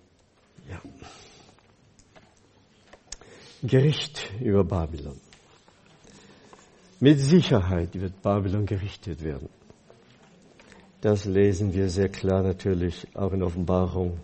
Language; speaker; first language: German; non-native, fluent; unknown